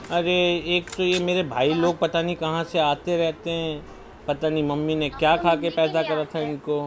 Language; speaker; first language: Hindi; native; Hindi